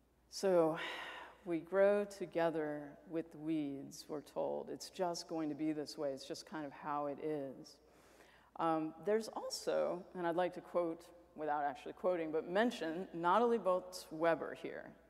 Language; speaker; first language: English; native; English